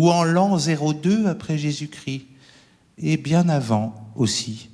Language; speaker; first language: French; native; French